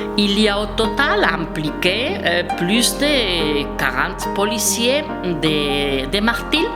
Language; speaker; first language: French; non-native, fluent; Spanish